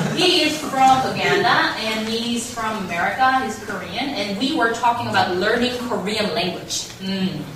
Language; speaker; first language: English; non-native, fluent; Korean